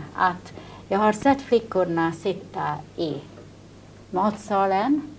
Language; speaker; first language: Swedish; non-native, fluent; Hungarian